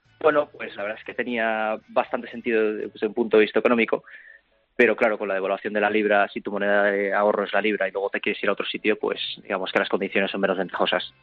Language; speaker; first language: Spanish; native; Spanish